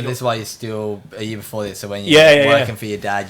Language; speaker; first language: English; native; English